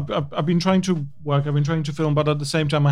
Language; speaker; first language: English; non-native, fluent; Polish